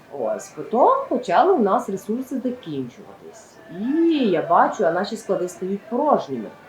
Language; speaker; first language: Ukrainian; native; Ukrainian